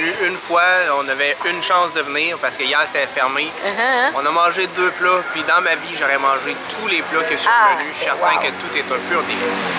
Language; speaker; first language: French; native; French